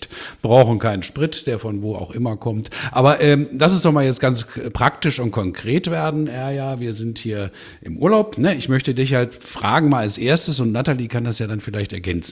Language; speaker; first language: German; native; German